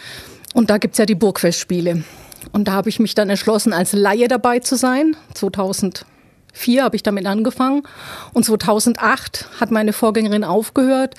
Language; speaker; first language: German; native; German